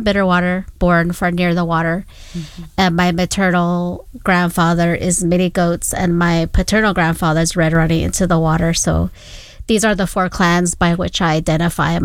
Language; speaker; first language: English; non-native, local second language; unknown